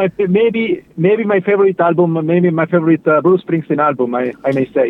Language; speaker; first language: English; non-native, learner; Italian